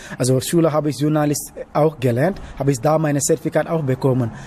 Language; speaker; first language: German; non-native, learner; Wolof